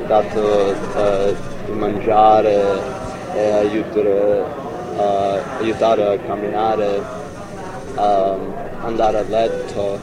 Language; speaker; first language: Italian; non-native, learner; English